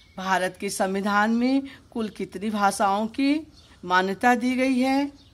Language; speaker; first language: Hindi; native; Hindi